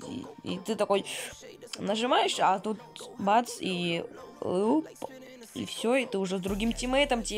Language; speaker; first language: Russian; native; Russian